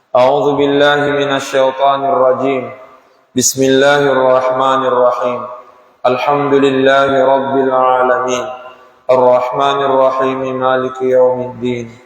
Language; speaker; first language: Malay; non-native, local second language; Buginese